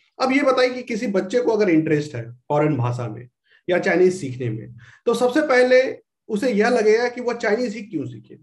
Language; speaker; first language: Hindi; native; Hindi